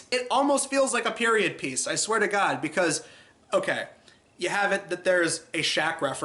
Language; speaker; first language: English; native; English